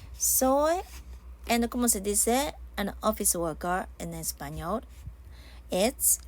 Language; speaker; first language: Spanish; non-native, learner; Japanese